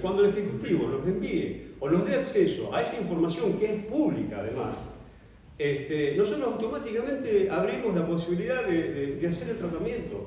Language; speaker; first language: Spanish; native; Spanish